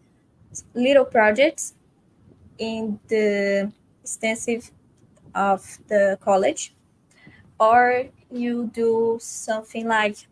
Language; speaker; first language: English; non-native, fluent; Portuguese